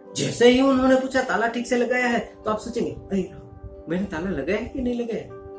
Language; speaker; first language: Hindi; non-native, local second language; Gujarati